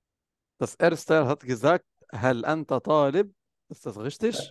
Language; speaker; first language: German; non-native, fluent; Arabic